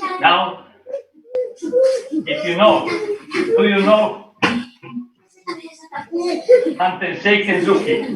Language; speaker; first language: English; non-native, fluent; Serbian